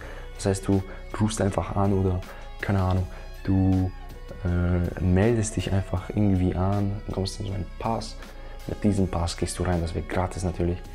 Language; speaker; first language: German; native; German